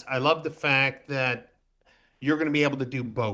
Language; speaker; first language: English; native; English